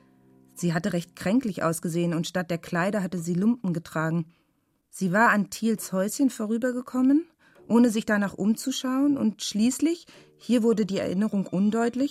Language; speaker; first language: German; native; German